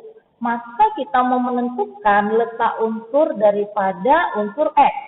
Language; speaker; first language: Indonesian; native; Indonesian